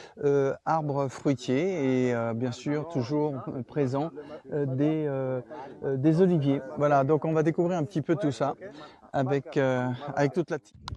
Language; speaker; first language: French; native; French